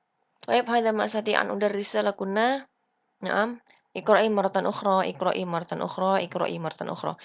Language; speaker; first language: Arabic; non-native, fluent; Indonesian